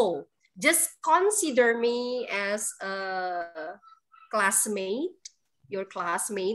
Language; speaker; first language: English; non-native, fluent; Indonesian